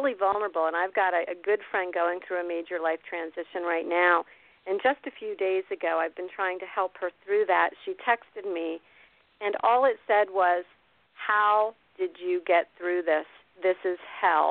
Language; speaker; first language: English; native; English